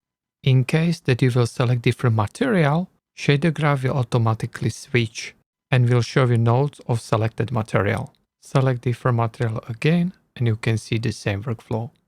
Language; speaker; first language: English; non-native, learner; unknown